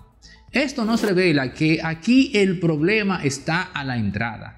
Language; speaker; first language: Spanish; native; Spanish